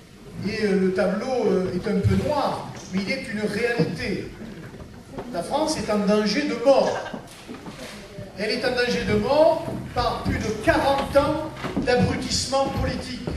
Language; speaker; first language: French; native; French